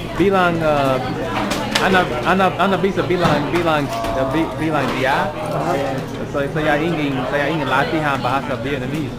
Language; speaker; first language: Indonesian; non-native, learner; English